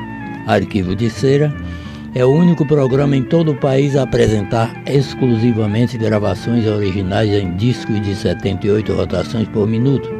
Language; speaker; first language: Portuguese; native; Portuguese